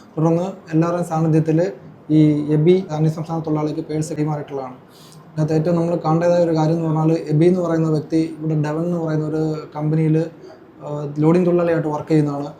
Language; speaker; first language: Malayalam; native; Malayalam